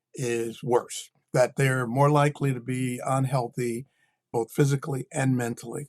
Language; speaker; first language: English; native; English